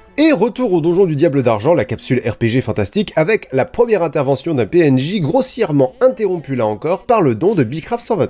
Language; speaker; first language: French; native; French